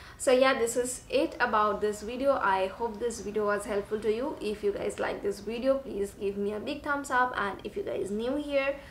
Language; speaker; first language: English; non-native, local second language; Bangla